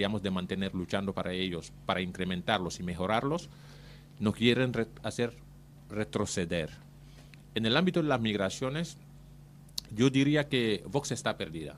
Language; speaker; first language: Spanish; native; Spanish